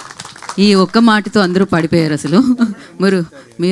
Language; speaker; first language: Telugu; native; Telugu